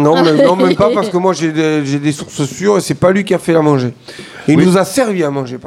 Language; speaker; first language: French; native; French